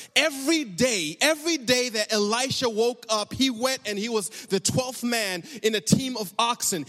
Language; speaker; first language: English; native; English